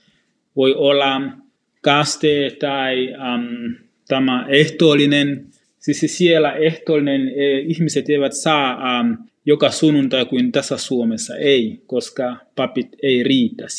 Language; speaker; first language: Finnish; non-native, fluent; Swahili